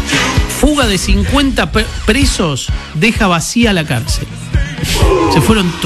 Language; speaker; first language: Spanish; native; Spanish